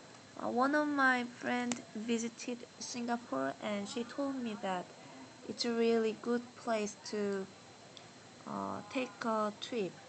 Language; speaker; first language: English; non-native, learner; Korean